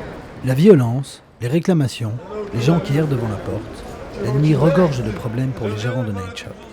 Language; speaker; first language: French; native; French